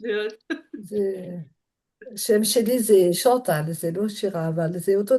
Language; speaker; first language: Hebrew; non-native, learner; French